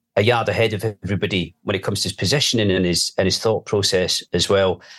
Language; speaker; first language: English; native; English